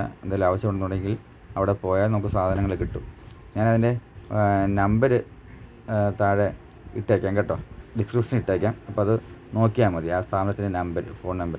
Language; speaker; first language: Malayalam; native; Malayalam